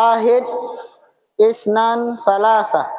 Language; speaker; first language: Arabic; non-native, fluent; Indonesian